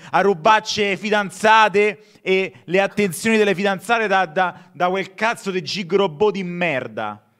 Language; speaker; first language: Italian; native; Italian